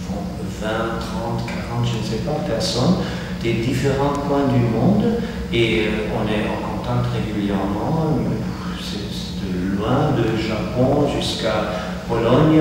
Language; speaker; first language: French; non-native, fluent; German